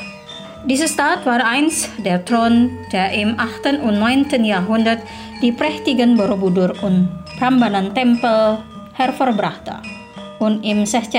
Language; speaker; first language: German; non-native, fluent; Indonesian